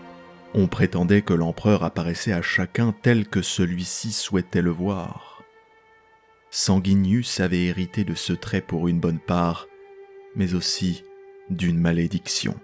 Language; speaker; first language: French; native; French